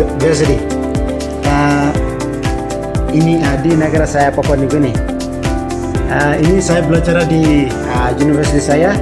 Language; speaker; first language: Indonesian; non-native, learner; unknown